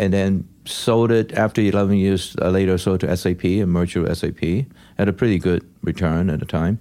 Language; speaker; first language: English; non-native, local second language; Cantonese